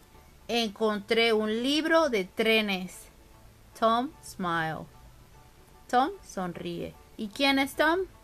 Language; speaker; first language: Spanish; early bilingual, heritage; Spanish